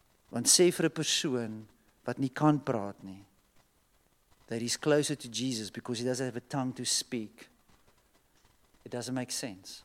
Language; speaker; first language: English; non-native, local second language; Afrikaans